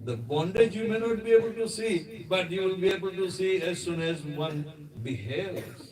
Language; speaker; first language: English; non-native, local second language; Hindi